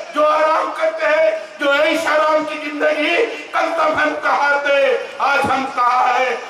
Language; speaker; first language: Hindi; non-native, local second language; Marathi